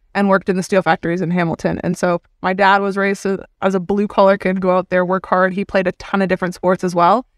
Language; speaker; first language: English; native; English